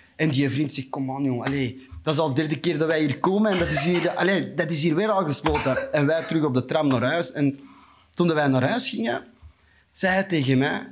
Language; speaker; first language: Dutch; non-native, local second language; Turkish